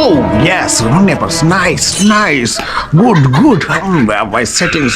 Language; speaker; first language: English; non-native, learner; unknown